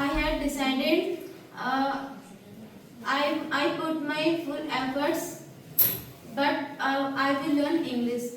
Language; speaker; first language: English; non-native, learner; Hindi